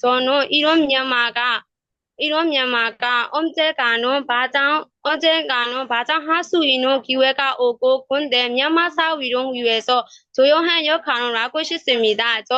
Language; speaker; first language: Korean; non-native, learner; Burmese